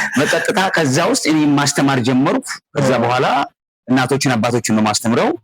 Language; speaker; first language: Amharic; non-native, local second language; Sebat Bet Gurage